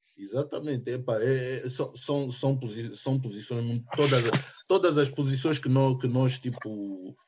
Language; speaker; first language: Portuguese; early bilingual, heritage; Portuguese